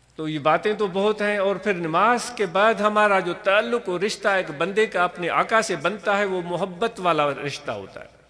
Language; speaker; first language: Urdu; non-native, local second language; Sindhi